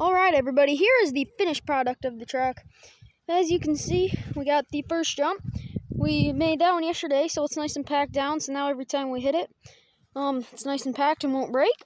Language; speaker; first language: English; native; English